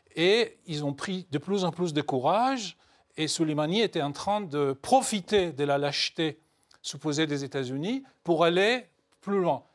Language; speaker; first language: French; non-native, fluent; Hebrew